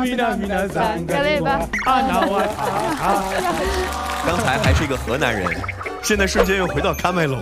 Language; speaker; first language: Chinese; native; Chinese